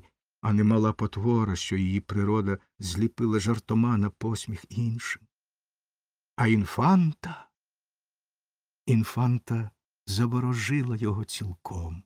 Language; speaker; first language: Ukrainian; native; Ukrainian